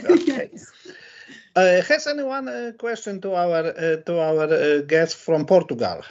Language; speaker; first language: English; non-native, learner; Polish